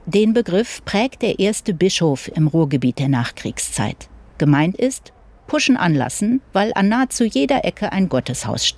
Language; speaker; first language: German; native; German